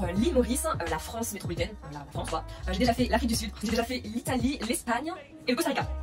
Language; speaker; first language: French; native; French